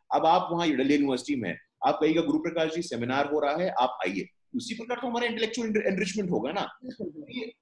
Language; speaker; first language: Hindi; native; Hindi